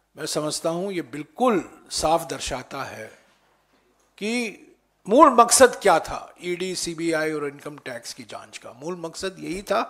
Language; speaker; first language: Hindi; native; Hindi